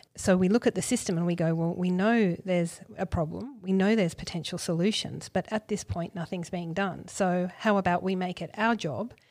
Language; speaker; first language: English; native; English